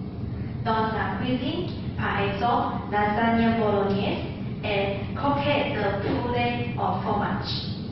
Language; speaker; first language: French; non-native, learner; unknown